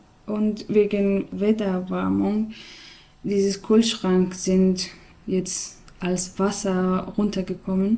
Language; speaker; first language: German; non-native, learner; Persian